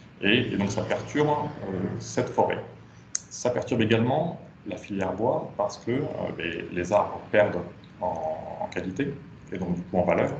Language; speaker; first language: French; native; French